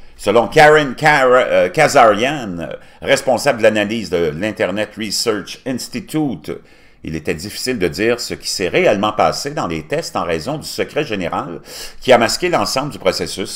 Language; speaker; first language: French; native; French